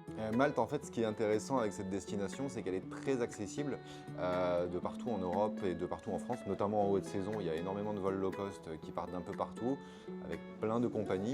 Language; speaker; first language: French; native; French